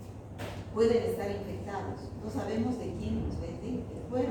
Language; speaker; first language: Spanish; native; Spanish